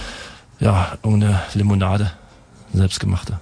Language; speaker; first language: German; native; German